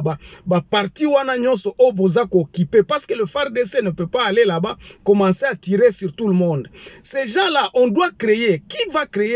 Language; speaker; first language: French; non-native, local second language; Lingala